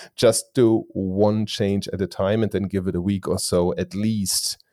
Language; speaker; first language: English; non-native, fluent; German